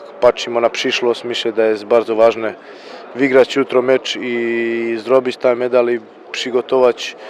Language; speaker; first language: Polish; non-native, learner; Croatian